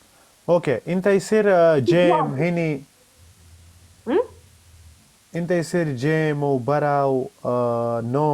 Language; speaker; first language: Arabic; non-native, learner; Pashto